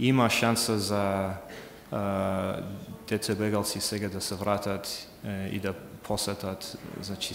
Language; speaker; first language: Macedonian; non-native, fluent; English